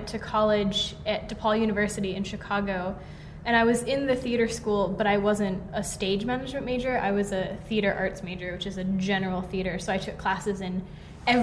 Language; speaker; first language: English; native; English